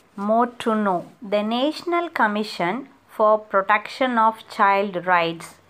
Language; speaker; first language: English; non-native, local second language; Tamil